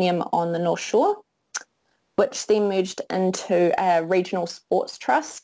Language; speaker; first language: English; native; English